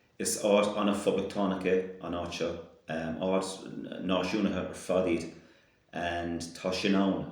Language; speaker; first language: Irish; non-native, local second language; English